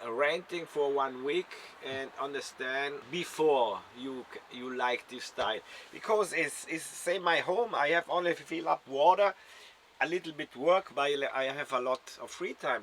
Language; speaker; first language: English; non-native, learner; German